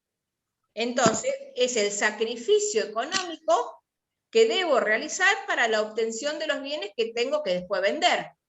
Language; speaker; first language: Spanish; native; Spanish